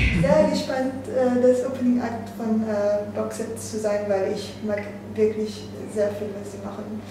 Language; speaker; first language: German; non-native, learner; French